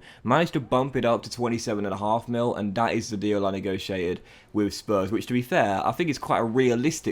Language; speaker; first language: English; native; English